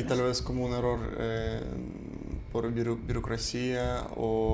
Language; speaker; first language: Spanish; non-native, fluent; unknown